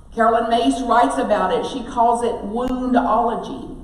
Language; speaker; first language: English; native; English